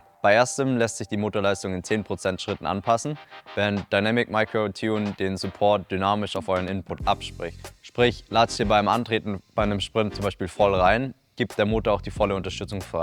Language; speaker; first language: German; native; German